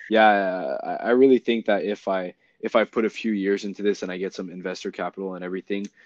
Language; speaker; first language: English; non-native, fluent; French